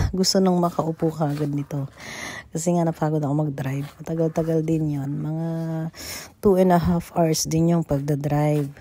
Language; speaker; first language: Filipino; native; Filipino